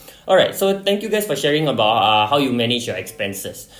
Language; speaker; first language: English; non-native, local second language; Malay